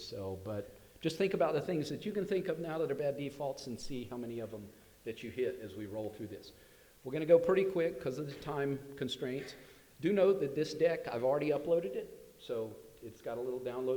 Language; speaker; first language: English; native; English